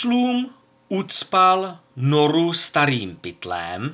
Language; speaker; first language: Czech; native; Czech